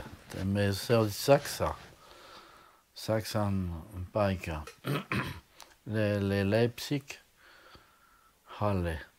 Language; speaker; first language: Finnish; non-native, fluent; French